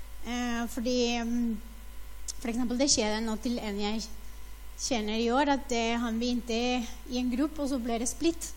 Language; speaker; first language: Norwegian; non-native, fluent; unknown